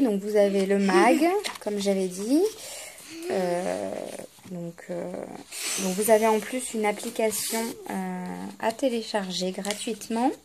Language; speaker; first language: French; native; French